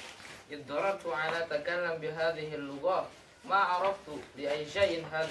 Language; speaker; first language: Arabic; non-native, learner; Indonesian